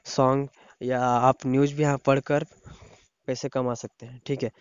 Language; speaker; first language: Hindi; non-native, local second language; Odia